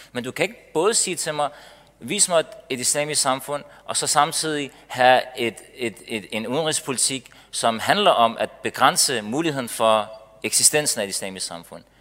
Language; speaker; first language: Danish; early bilingual, other home language; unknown